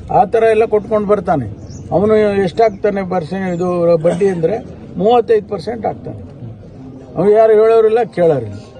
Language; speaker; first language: Kannada; native; Kannada